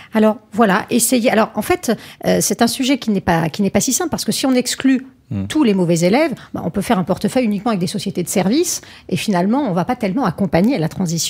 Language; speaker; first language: French; native; French